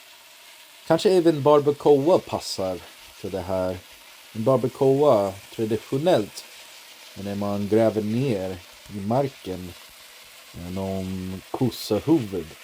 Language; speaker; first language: Swedish; non-native, learner; English